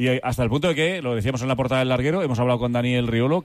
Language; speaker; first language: Spanish; native; Spanish